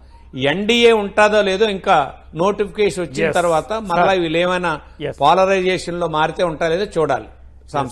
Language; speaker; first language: Telugu; native; Telugu